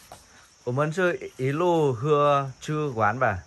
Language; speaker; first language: Chinese; non-native, fluent; Vietnamese